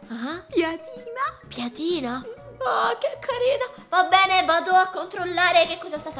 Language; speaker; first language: Italian; native; Italian